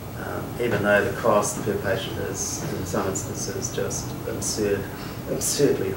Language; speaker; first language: English; native; English